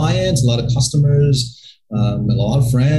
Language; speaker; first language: English; non-native, local second language; Hiligaynon